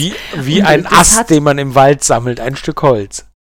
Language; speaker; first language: German; native; German